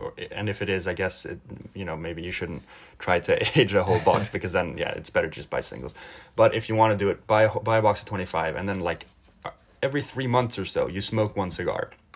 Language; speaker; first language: English; early bilingual, other home language; Swedish